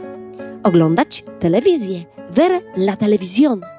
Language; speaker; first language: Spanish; non-native, fluent; Polish